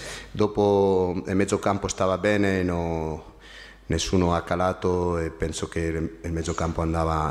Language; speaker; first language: Italian; non-native, fluent; Spanish